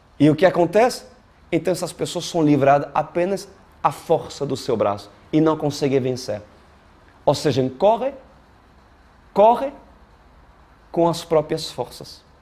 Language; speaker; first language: Portuguese; non-native, fluent; French